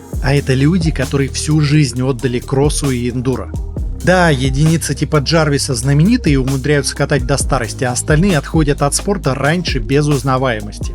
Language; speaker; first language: Russian; native; Russian